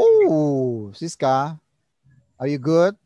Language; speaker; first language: English; non-native, learner; Indonesian